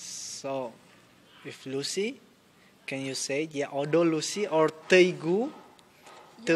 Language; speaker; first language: English; non-native, learner; Nias